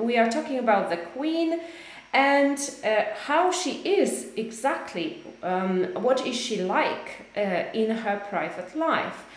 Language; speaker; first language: English; non-native, fluent; Polish